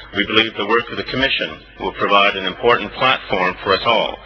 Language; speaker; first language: English; native; English